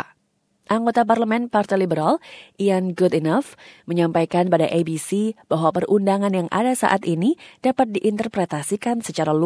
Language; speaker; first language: Indonesian; native; Indonesian